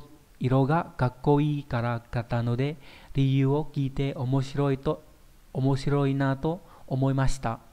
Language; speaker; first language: Japanese; non-native, fluent; Vietnamese